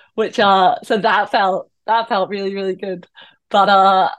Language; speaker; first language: English; native; English